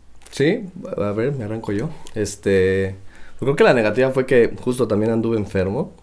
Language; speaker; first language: Spanish; native; Spanish